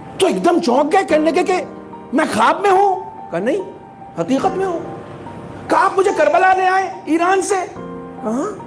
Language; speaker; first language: Urdu; native; Urdu